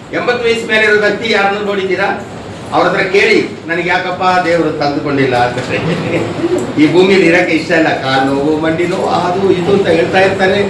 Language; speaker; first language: Kannada; non-native, local second language; Telugu